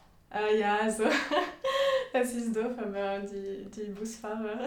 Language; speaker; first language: German; non-native, fluent; French